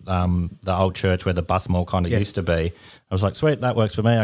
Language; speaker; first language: English; native; English